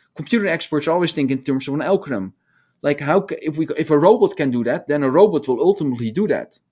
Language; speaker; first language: English; non-native, fluent; Dutch